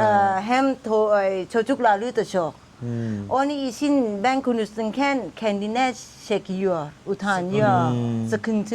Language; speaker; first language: Turkish; non-native, learner; Thai